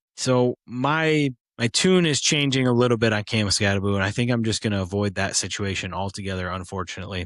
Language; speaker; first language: English; native; English